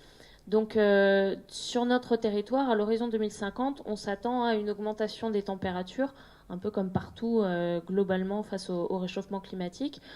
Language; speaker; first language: French; native; French